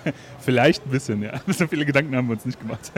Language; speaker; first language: German; native; German